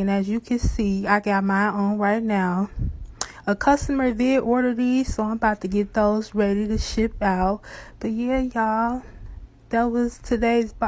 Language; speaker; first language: English; native; English